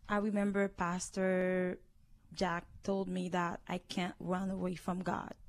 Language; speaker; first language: English; non-native, learner; Haitian Creole